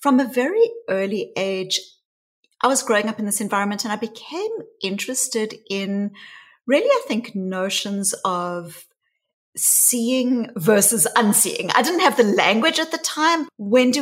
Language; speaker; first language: English; native; English